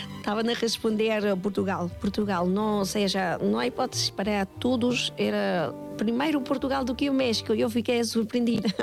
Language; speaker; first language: Portuguese; non-native, fluent; Spanish